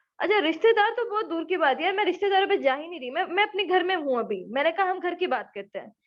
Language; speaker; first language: Urdu; native; Urdu